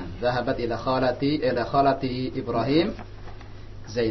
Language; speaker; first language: Arabic; non-native, fluent; Indonesian